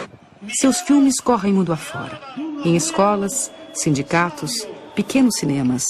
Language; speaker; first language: Portuguese; native; Portuguese